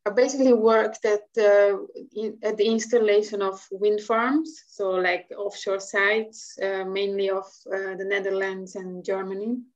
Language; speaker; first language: English; non-native, fluent; Hungarian